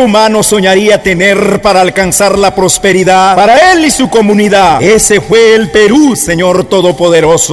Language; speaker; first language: Spanish; native; Spanish